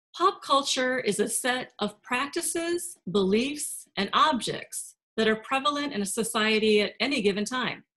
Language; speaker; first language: English; native; English